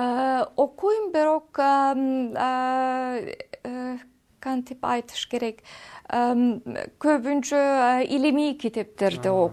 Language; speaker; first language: Kyrgyz; non-native, fluent; German